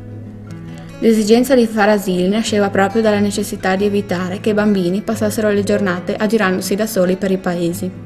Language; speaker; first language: Italian; native; Italian